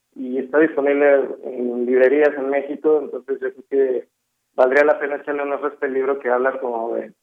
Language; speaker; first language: Spanish; native; Spanish